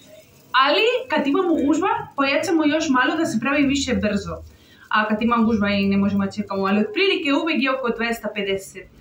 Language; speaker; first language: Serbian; non-native, learner; Spanish